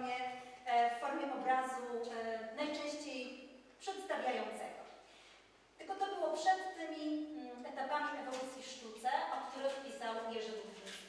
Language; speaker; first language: Polish; native; Polish